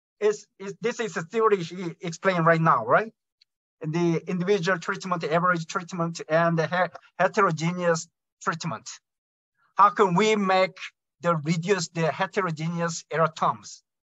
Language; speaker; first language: English; non-native, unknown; Korean